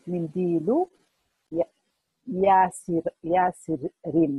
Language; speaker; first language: Arabic; non-native, learner; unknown